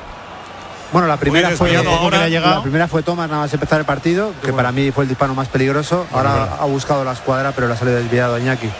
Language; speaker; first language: Spanish; native; Spanish